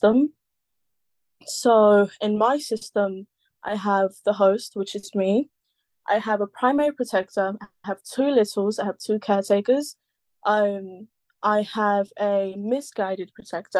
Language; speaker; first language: English; native; English